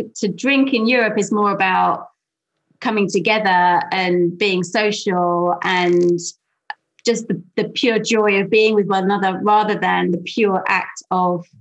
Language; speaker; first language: English; native; English